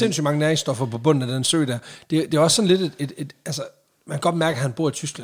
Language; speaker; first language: Danish; native; Danish